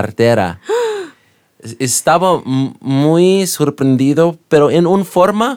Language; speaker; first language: Spanish; non-native, learner; English